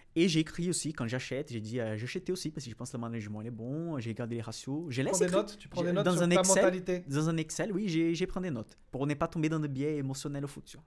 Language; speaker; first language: French; non-native, fluent; Portuguese